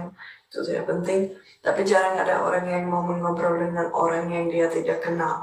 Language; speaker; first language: Indonesian; non-native, fluent; Czech